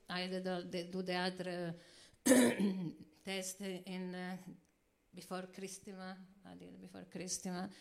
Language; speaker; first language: English; non-native, learner; Italian